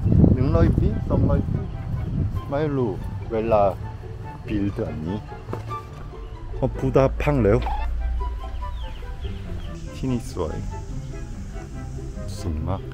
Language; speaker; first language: Thai; non-native, learner; Korean